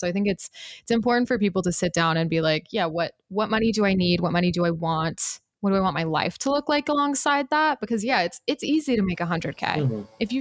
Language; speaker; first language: English; native; English